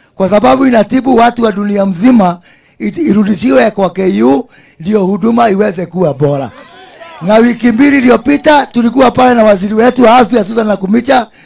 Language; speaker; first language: Swahili; non-native, local second language; Kikuyu